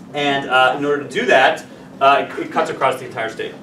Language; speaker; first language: English; native; English